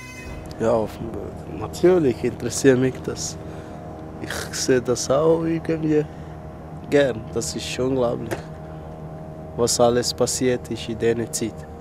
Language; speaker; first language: German; early bilingual, other home language; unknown